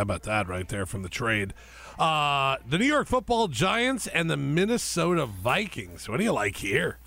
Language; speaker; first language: English; native; English